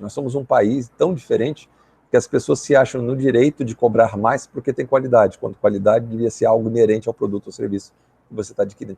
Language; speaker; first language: Portuguese; native; Portuguese